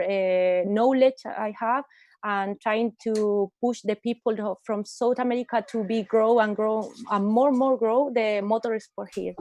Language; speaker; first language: English; non-native, learner; Spanish